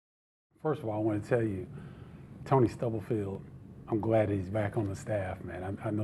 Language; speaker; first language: English; native; English